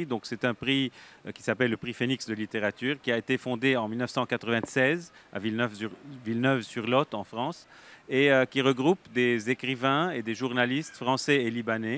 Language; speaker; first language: French; native; French